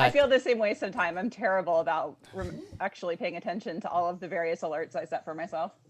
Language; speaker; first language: English; native; English